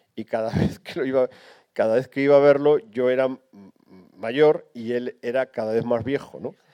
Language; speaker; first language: Spanish; native; Spanish